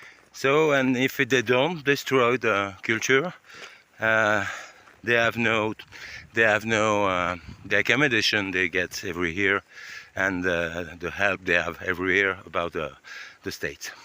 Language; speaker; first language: English; non-native, learner; French